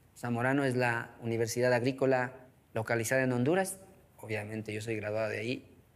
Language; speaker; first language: Spanish; non-native, local second language; Quechua